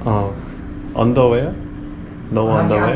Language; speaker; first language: English; non-native, learner; Korean